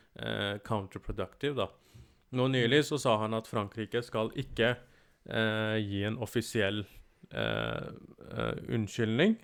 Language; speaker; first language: Norwegian; early bilingual, other home language; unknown